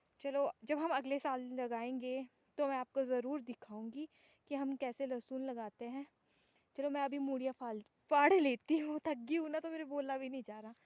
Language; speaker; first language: Hindi; native; Hindi